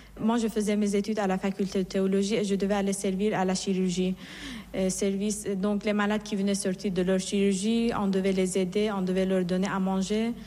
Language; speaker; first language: French; non-native, fluent; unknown